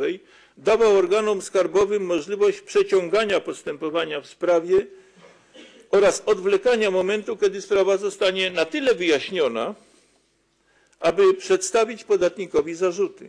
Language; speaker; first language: Polish; native; Polish